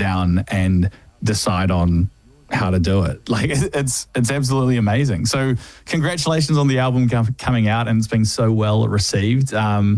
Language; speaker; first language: English; native; English